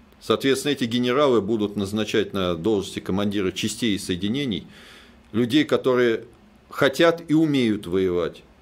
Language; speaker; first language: Russian; native; Russian